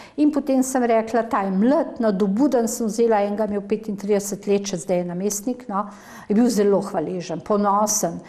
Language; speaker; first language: Slovenian; native; Slovenian